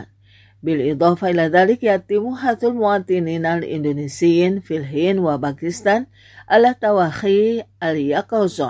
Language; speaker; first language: Arabic; non-native, fluent; Indonesian